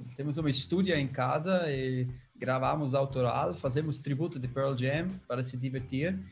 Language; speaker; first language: Portuguese; non-native, learner; German